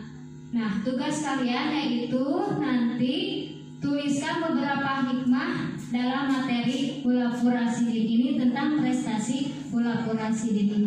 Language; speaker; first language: Indonesian; native; Indonesian